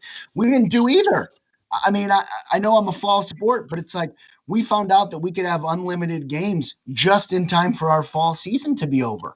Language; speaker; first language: English; native; English